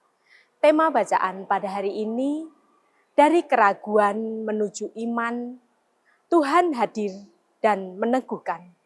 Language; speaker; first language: Indonesian; native; Indonesian